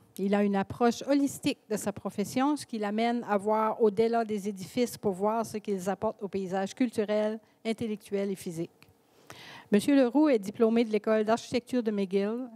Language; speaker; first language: French; native; French